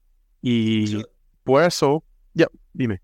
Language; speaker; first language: Spanish; non-native, fluent; English